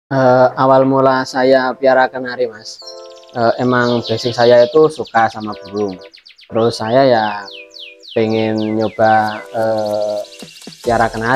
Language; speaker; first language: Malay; non-native, local second language; Javanese